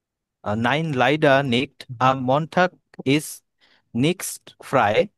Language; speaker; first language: German; non-native, learner; Bangla